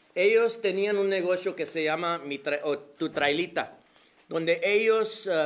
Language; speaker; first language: Spanish; early bilingual, other home language; English